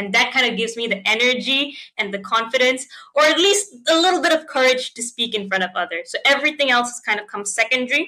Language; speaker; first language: English; non-native, local second language; Tamil